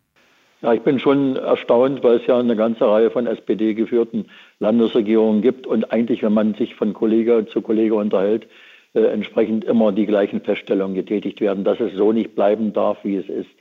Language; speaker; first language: German; native; German